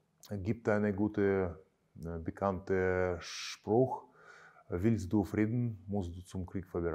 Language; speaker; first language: German; non-native, fluent; Russian